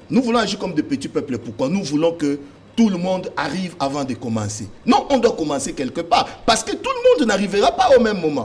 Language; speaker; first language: French; non-native, local second language; Lingala